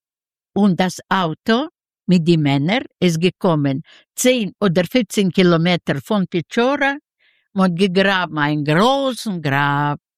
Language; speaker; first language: German; non-native, learner; Yiddish